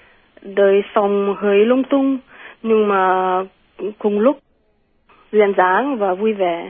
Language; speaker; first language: Vietnamese; non-native, fluent; German